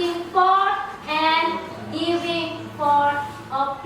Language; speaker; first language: English; non-native, fluent; Indonesian